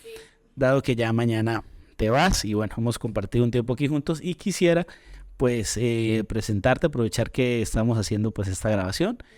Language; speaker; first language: Spanish; native; Spanish